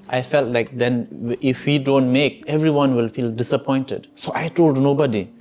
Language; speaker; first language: English; non-native, fluent; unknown